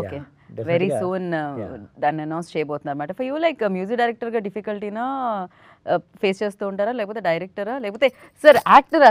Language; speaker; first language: Telugu; native; Telugu